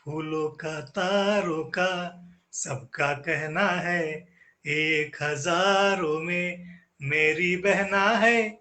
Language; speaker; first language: Hindi; non-native, local second language; Marathi